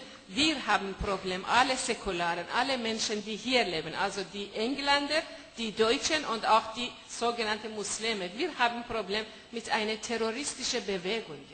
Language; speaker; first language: German; non-native, fluent; Persian